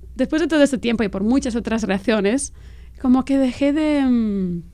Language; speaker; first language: Spanish; non-native, local second language; Catalan